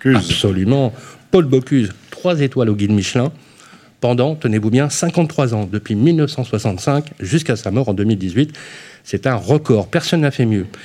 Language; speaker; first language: French; native; French